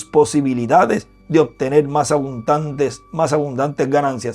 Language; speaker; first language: Spanish; native; Spanish